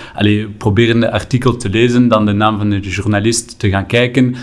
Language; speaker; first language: Dutch; non-native, local second language; French